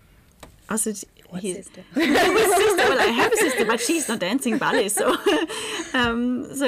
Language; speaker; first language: English; non-native, fluent; German